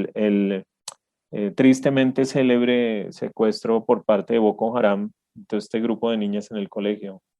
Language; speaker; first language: Spanish; native; Spanish